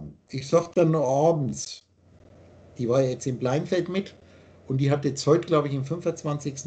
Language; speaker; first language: German; native; German